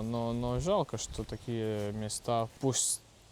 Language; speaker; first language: Russian; non-native, local second language; Latvian